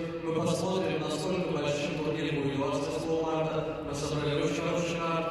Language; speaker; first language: Russian; native; Russian